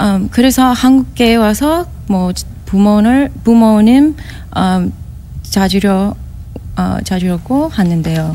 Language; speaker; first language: Korean; non-native, learner; English